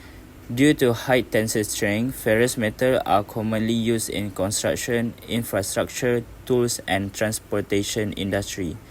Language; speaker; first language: English; non-native, local second language; Malay